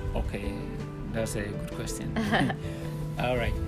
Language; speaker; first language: English; non-native, local second language; Akan